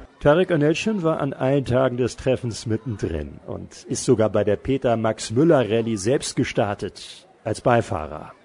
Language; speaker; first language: German; native; German